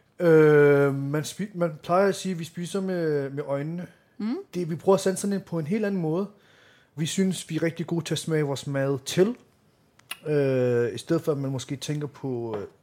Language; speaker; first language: Danish; early bilingual, other home language; Arabic